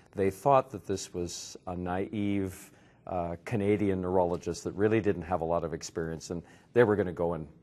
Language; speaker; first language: English; native; English